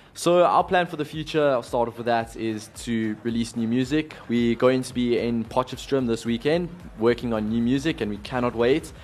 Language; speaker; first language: English; native; English